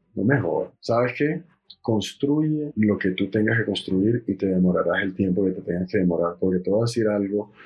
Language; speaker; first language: Spanish; native; Spanish